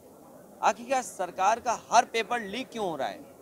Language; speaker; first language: Hindi; native; Hindi